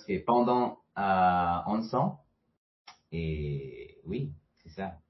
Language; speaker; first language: French; non-native, fluent; Spanish